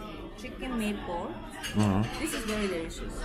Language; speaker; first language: English; non-native, learner; Japanese